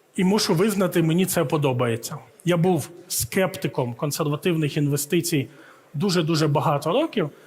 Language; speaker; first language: Ukrainian; early bilingual, heritage; Ukrainian